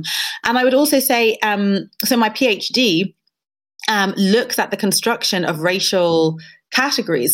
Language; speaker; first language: English; native; English